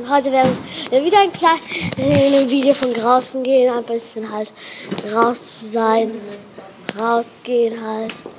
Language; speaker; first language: German; non-native, learner; French